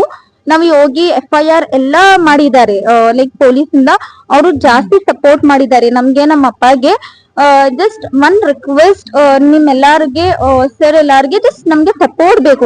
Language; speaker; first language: Kannada; non-native, local second language; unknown